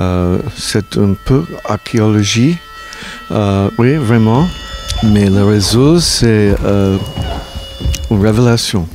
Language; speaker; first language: French; non-native, learner; English